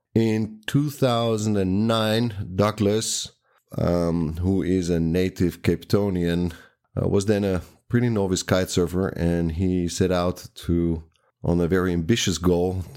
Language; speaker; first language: English; non-native, fluent; Dutch